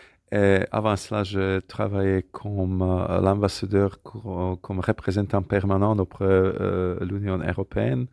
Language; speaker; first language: French; non-native, fluent; Slovak